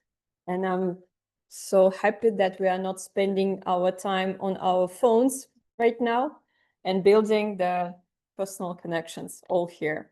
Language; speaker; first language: English; non-native, fluent; Russian